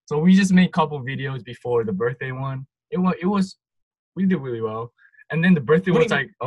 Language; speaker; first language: English; non-native, fluent; Turkish